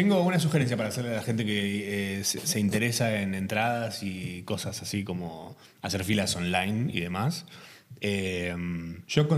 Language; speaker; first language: Spanish; native; Spanish